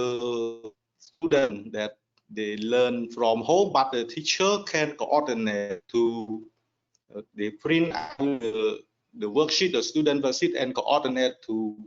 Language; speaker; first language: English; non-native, learner; Khmer